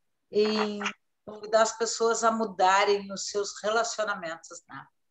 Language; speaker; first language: Portuguese; native; Portuguese